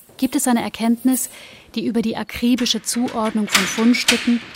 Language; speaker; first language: German; native; German